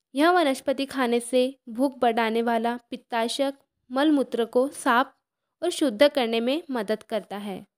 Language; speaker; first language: Hindi; non-native, local second language; Marathi